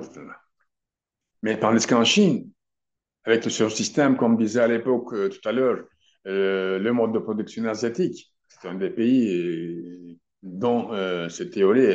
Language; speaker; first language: French; non-native, fluent; Turkish